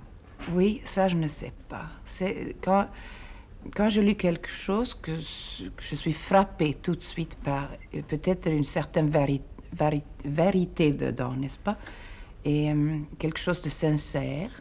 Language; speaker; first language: French; non-native, fluent; Swedish